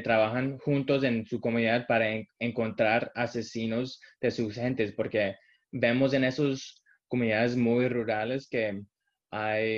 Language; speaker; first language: Spanish; early bilingual, heritage; Spanish